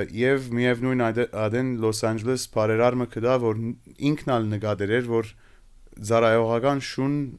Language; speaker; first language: Armenian; early bilingual, heritage; Armenian